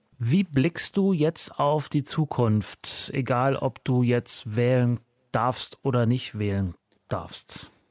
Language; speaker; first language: German; native; German